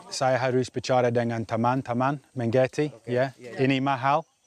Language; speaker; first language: Indonesian; non-native, learner; English